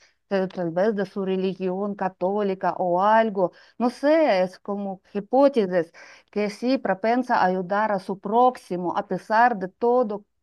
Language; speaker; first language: Spanish; non-native, fluent; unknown